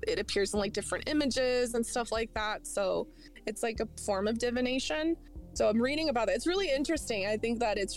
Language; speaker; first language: English; native; English